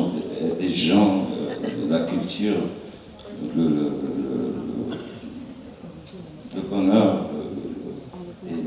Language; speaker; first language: French; non-native, learner; English